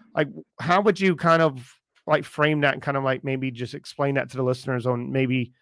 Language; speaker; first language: English; native; English